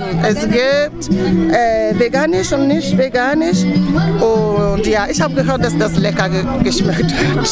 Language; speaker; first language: German; non-native, fluent; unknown